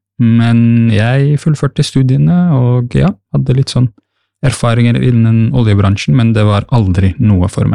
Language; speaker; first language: Norwegian; early bilingual, other home language; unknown